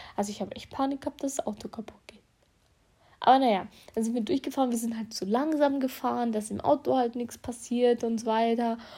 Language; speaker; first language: German; early bilingual, other home language; Russian